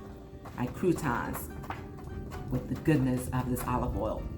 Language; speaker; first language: English; native; English